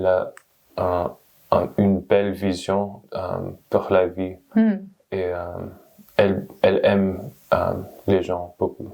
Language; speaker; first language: French; non-native, learner; English